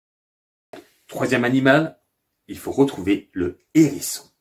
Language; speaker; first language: French; native; French